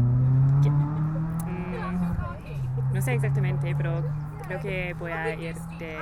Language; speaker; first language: Spanish; non-native, learner; English